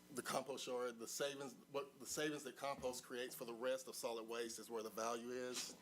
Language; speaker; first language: English; native; English